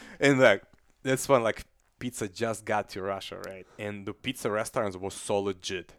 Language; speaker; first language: English; non-native, fluent; Russian